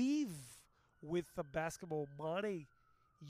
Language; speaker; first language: English; non-native, fluent; Portuguese